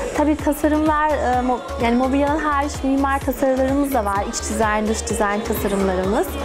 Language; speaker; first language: Turkish; early bilingual, heritage; Turkish